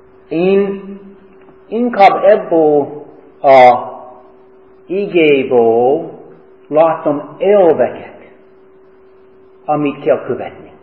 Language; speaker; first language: Hungarian; non-native, fluent; English